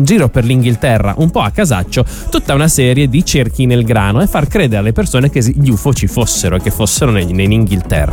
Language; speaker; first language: Italian; native; Italian